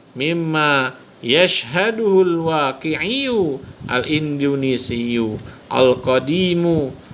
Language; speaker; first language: Arabic; non-native, fluent; Indonesian